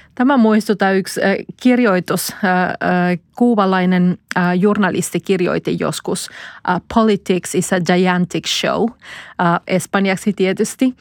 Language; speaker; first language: Finnish; non-native, fluent; Spanish